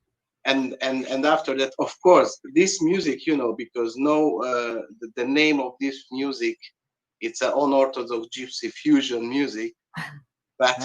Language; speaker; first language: English; non-native, learner; Hungarian